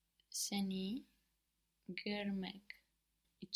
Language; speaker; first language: Turkish; non-native, learner; English